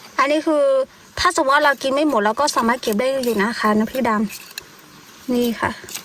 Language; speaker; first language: Thai; non-native, local second language; Karen languages